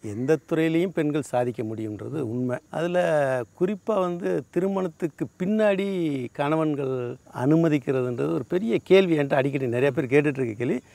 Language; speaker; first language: Tamil; native; Tamil